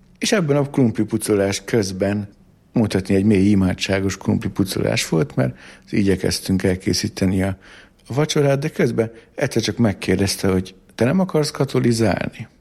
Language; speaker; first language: Hungarian; native; Hungarian